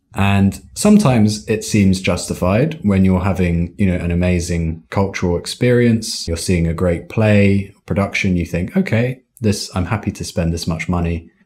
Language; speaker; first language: English; native; English